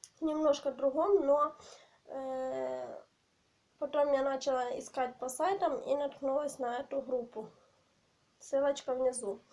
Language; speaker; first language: Russian; non-native, local second language; Ukrainian